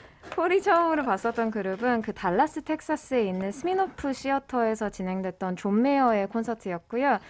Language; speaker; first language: Korean; native; Korean